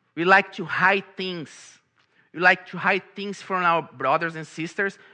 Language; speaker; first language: English; non-native, fluent; Portuguese